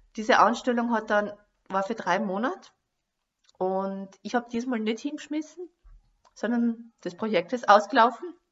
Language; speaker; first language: German; native; German